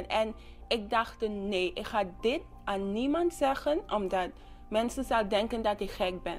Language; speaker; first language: Dutch; non-native, local second language; English